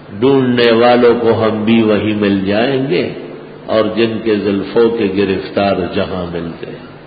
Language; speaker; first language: Urdu; non-native, local second language; Pashto